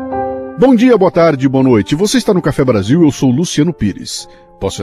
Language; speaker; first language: Portuguese; native; Portuguese